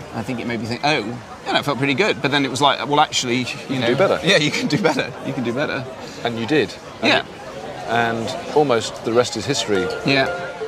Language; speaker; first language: English; native; English